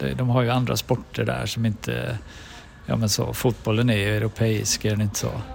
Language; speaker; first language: Swedish; native; Swedish